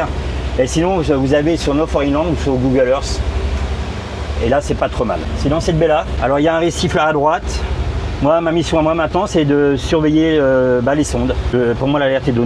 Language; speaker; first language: French; native; French